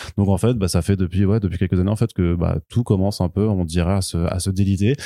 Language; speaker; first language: French; native; French